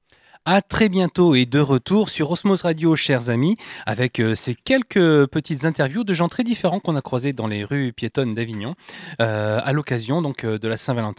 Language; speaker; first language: French; native; French